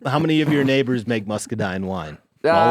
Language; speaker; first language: English; native; English